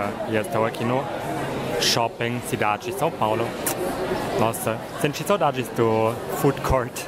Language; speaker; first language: Portuguese; non-native, fluent; German